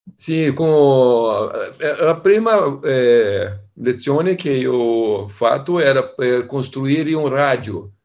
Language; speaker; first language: Italian; non-native, learner; Portuguese